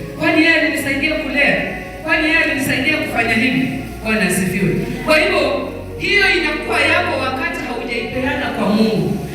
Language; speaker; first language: Swahili; non-native, local second language; Luyia